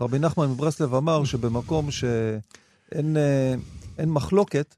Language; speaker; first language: Hebrew; native; Hebrew